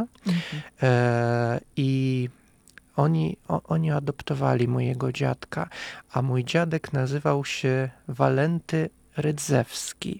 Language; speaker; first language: Polish; non-native, fluent; Russian